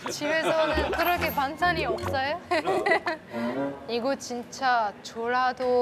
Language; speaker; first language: Korean; non-native, fluent; French